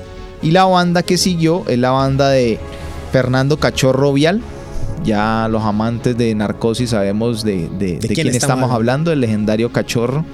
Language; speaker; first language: Spanish; native; Spanish